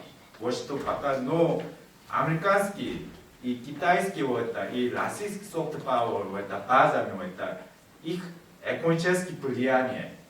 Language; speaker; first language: Russian; non-native, learner; Korean